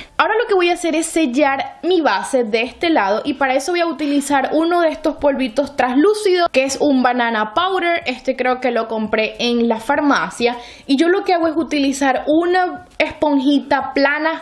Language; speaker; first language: Spanish; native; Spanish